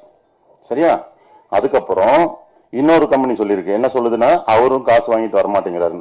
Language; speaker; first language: Tamil; native; Tamil